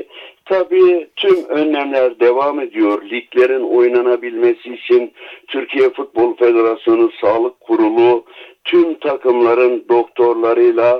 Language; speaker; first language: Turkish; native; Turkish